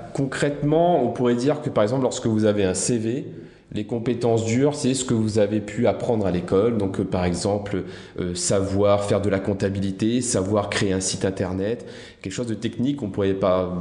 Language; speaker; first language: French; native; French